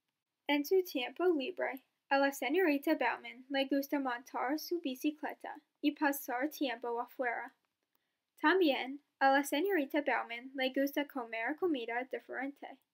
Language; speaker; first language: Spanish; non-native, learner; English